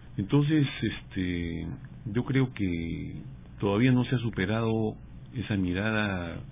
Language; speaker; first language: Spanish; native; Spanish